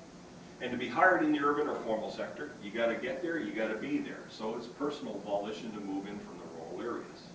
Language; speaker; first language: English; native; English